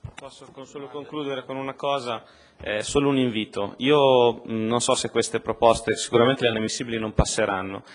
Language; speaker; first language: Italian; native; Italian